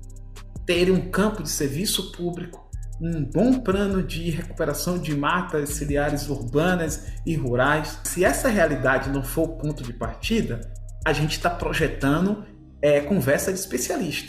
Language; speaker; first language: Portuguese; native; Portuguese